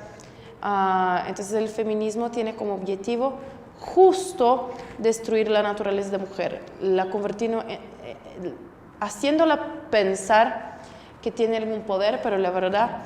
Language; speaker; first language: Spanish; non-native, fluent; Portuguese